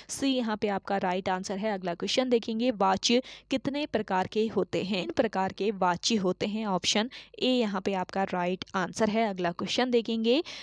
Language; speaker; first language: Hindi; native; Hindi